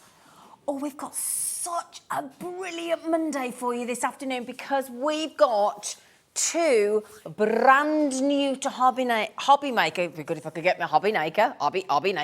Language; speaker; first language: English; native; English